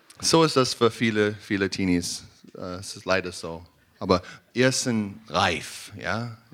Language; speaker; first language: German; non-native, learner; English